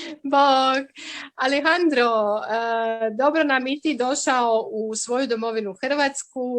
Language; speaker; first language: Croatian; native; Croatian